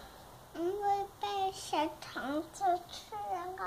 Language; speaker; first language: Chinese; early bilingual, heritage; Chinese